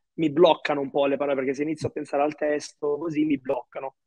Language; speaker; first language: Italian; early bilingual, other home language; Arabic